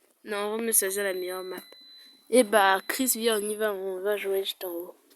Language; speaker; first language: French; native; French